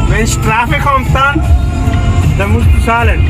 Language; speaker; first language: German; non-native, learner; Punjabi